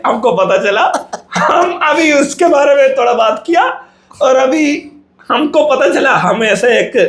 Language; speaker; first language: Hindi; non-native, local second language; Malayalam